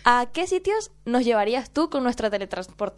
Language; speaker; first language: Spanish; native; Spanish